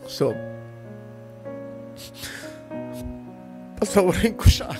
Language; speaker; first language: Filipino; non-native, learner; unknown